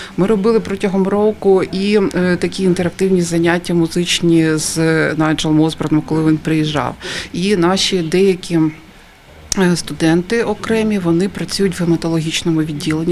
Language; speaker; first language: Ukrainian; native; Ukrainian